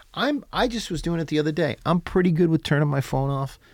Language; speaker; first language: English; native; English